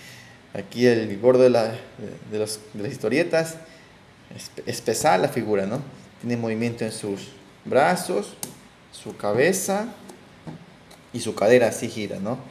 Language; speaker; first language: Spanish; native; Spanish